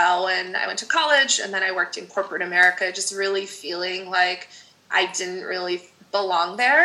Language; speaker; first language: English; non-native, fluent; Dutch